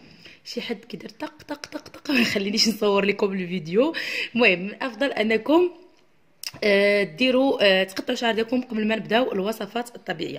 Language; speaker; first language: Arabic; native; Arabic